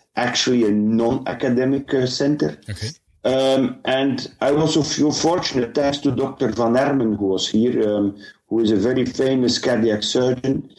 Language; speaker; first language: English; non-native, fluent; Dutch